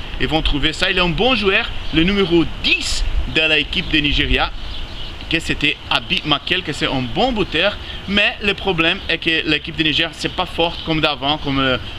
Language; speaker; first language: French; non-native, learner; Spanish